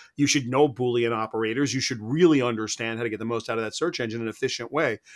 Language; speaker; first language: English; native; English